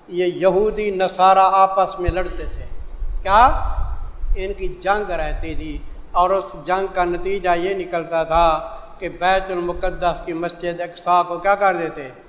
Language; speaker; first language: Urdu; non-native, local second language; Saraiki